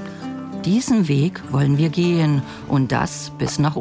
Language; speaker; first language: German; native; German